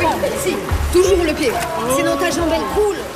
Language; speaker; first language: French; native; French